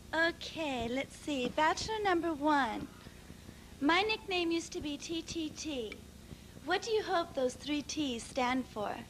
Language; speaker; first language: English; native; English